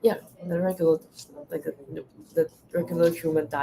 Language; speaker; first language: English; non-native, learner; Chinese